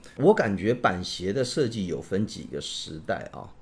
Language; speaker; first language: Chinese; native; Chinese